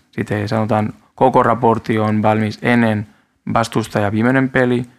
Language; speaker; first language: Finnish; non-native, learner; Spanish